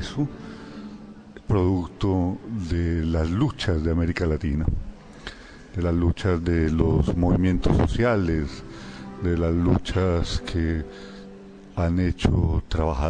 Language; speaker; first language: Spanish; native; Spanish